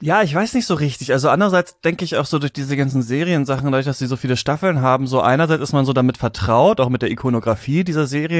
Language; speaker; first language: German; native; German